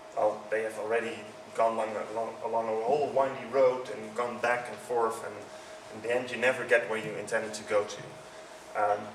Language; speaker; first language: English; non-native, fluent; Dutch